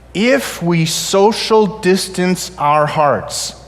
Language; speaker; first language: English; native; English